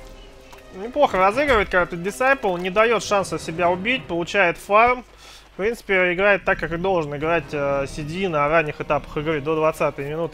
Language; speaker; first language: Russian; native; Russian